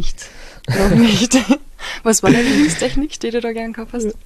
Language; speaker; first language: German; native; German